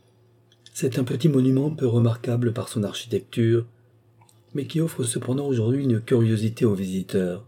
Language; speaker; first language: French; native; French